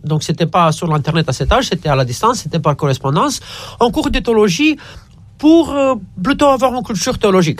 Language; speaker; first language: French; non-native, fluent; Romanian